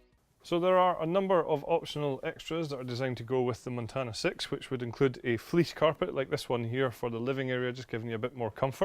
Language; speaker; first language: English; native; English